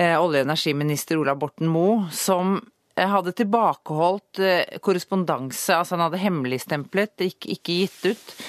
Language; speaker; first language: Norwegian; native; Norwegian